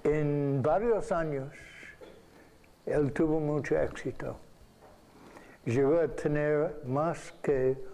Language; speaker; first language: Spanish; non-native, fluent; English